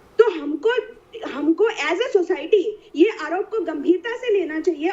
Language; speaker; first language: Hindi; non-native, local second language; Marathi